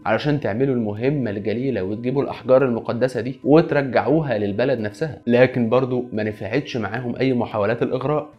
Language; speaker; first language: Arabic; native; Arabic